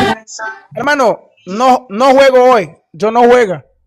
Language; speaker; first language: Spanish; non-native, learner; Haitian Creole